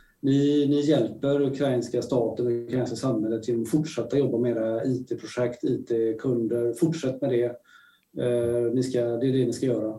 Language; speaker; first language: Swedish; native; Swedish